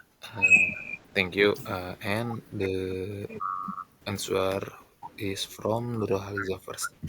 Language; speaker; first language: English; non-native, learner; Indonesian